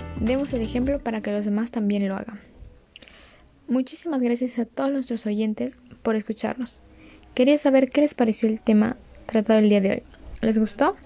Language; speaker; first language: Spanish; native; Spanish